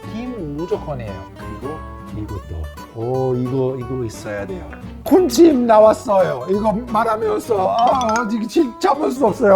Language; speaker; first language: Korean; non-native, fluent; Italian